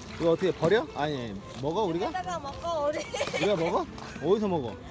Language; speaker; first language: Korean; native; Korean